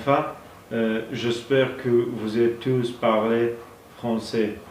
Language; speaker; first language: French; non-native, fluent; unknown